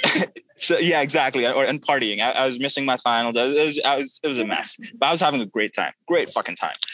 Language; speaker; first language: English; non-native, local second language; Urdu